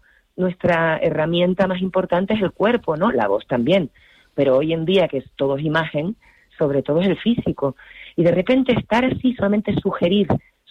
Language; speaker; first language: Spanish; native; Spanish